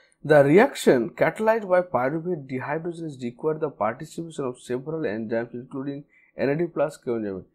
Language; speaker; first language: English; non-native, local second language; Bangla